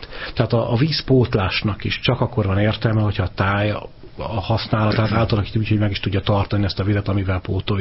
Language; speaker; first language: Hungarian; native; Hungarian